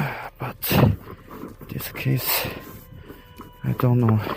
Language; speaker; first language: English; non-native, learner; German